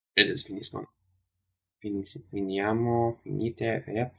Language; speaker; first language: Italian; non-native, learner; English